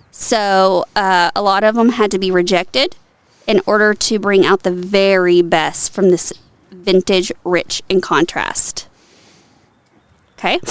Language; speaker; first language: English; native; English